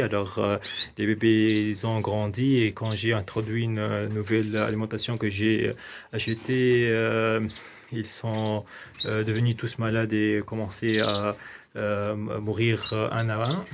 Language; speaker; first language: French; non-native, local second language; Arabic